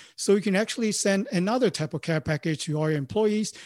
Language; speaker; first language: English; non-native, local second language; Cantonese